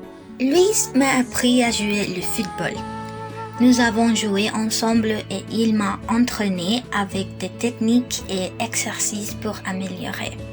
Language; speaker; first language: French; non-native, learner; Spanish